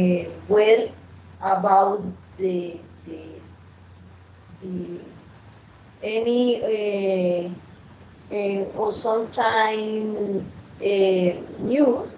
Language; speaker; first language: English; non-native, learner; Spanish